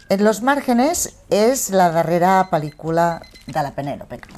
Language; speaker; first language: Spanish; non-native, local second language; Catalan